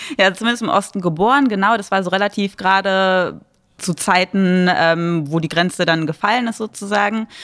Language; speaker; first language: German; native; German